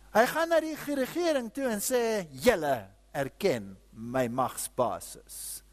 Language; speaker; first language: Afrikaans; non-native, fluent; German